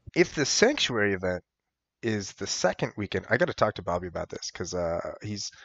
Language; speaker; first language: English; native; English